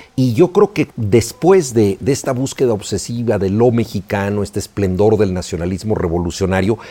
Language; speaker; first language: Spanish; native; Spanish